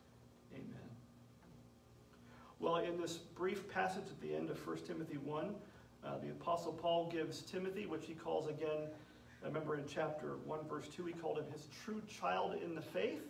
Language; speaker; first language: English; native; English